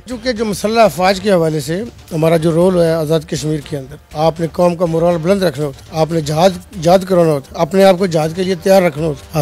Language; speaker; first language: Urdu; non-native, local second language; Punjabi